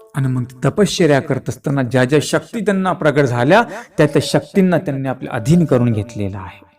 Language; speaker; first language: Marathi; native; Marathi